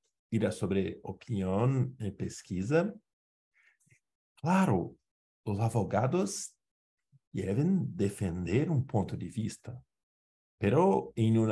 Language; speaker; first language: Spanish; non-native, fluent; Portuguese